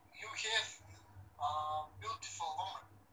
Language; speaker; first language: English; non-native, learner; Romany